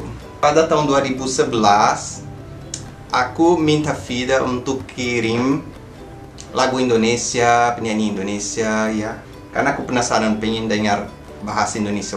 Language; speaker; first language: Indonesian; non-native, fluent; Portuguese